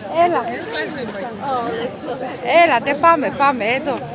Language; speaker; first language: Greek; non-native, learner; Armenian